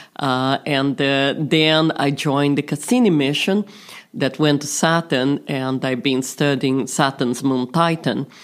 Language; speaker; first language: English; non-native, fluent; Portuguese